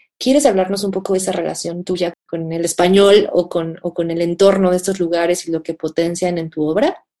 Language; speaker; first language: Spanish; native; Spanish